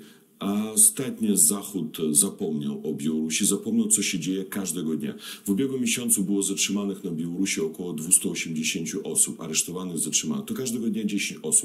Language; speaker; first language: Polish; non-native, fluent; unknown